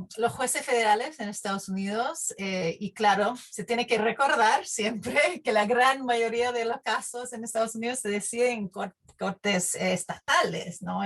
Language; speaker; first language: Spanish; non-native, fluent; English